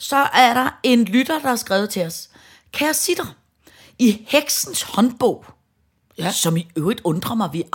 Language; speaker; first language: Danish; native; Danish